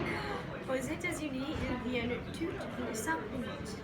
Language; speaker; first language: French; non-native, learner; English